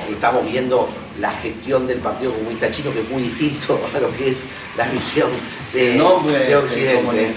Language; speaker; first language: Spanish; native; Spanish